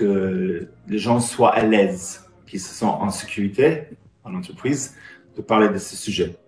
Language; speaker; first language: French; non-native, fluent; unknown